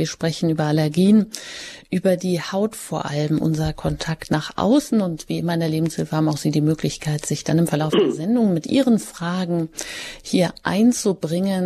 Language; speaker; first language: German; native; German